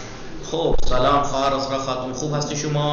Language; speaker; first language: Persian; non-native, fluent; Urdu